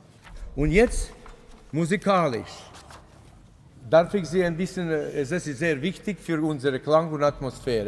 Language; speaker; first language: German; non-native, fluent; Latvian